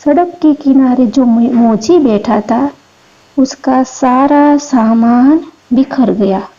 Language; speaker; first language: Hindi; non-native, local second language; Gujarati